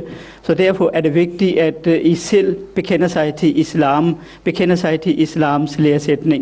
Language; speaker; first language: Danish; non-native, fluent; Urdu